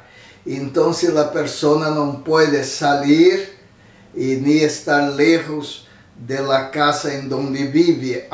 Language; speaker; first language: Spanish; non-native, fluent; Portuguese